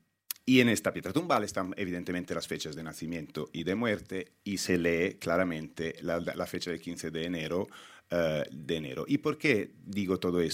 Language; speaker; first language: Spanish; non-native, fluent; Italian